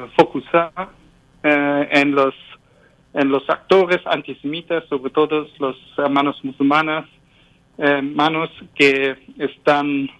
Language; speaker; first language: Spanish; non-native, fluent; German